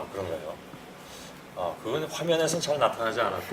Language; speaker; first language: Korean; native; Korean